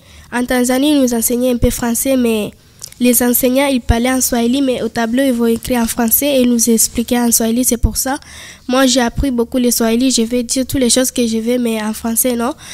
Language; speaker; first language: French; non-native, learner; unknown